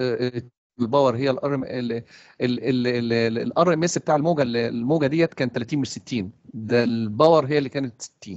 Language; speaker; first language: Arabic; native; Arabic